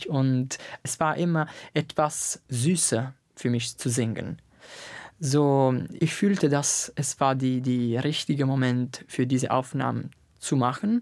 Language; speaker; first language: German; non-native, learner; Italian